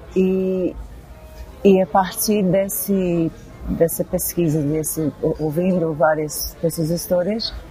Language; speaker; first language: Portuguese; non-native, fluent; English